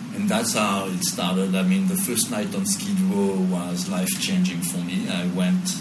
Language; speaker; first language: English; non-native, fluent; French